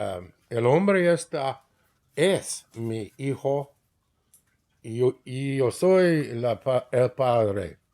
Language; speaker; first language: Spanish; non-native, learner; English